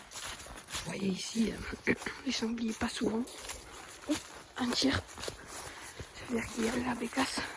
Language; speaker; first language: French; native; French